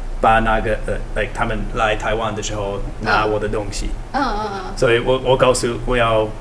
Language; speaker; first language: Chinese; non-native, learner; English